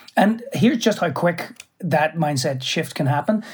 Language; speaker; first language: English; native; English